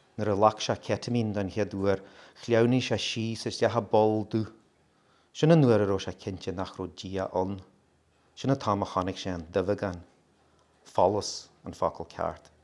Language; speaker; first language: Irish; native; Irish